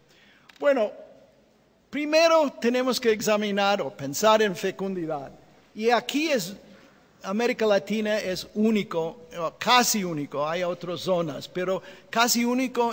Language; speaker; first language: Spanish; non-native, fluent; English